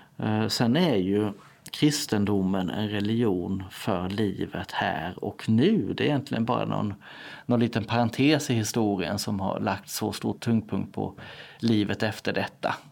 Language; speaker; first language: Swedish; native; Swedish